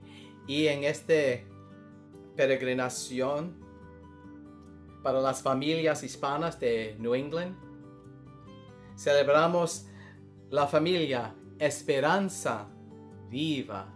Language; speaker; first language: Spanish; non-native, learner; English